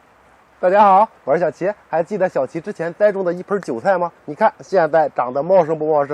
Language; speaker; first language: Chinese; native; Chinese